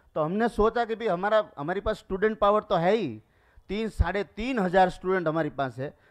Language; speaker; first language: Hindi; non-native, local second language; Gujarati